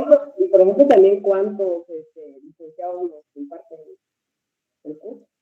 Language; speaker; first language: Spanish; native; Spanish